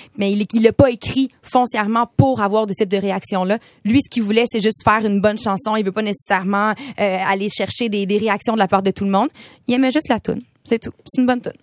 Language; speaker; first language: French; native; French